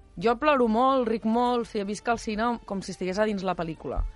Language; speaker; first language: Catalan; native; Catalan